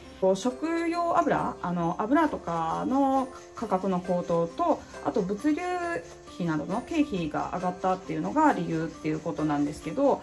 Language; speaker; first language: Japanese; native; Japanese